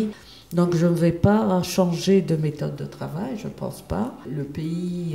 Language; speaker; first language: French; non-native, local second language; Arabic